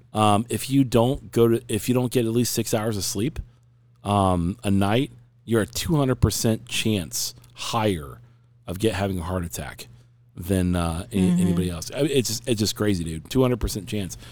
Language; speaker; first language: English; native; English